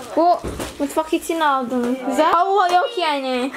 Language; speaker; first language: Turkish; non-native, learner; Indonesian